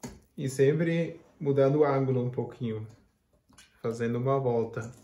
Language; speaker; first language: Portuguese; non-native, fluent; German